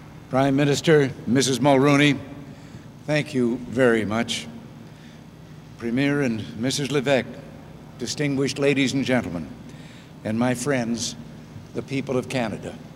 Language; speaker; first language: English; native; English